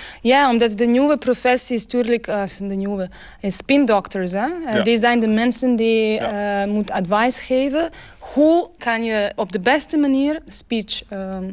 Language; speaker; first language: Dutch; non-native, learner; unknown